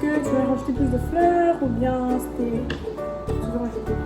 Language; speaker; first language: French; native; French